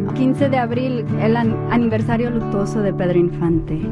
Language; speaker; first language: Spanish; early bilingual, heritage; Spanish